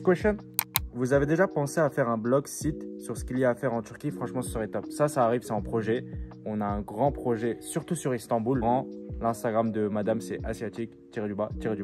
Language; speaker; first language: French; early bilingual, other home language; Turkish